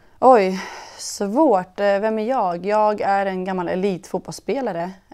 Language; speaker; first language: Swedish; early bilingual, other home language; Persian